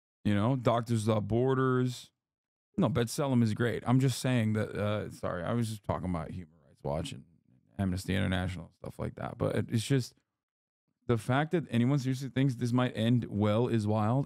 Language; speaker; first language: English; early bilingual, other home language; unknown